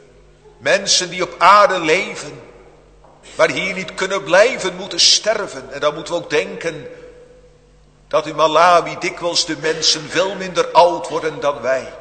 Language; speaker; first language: Dutch; native; Dutch